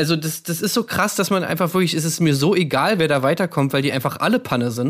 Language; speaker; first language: German; native; German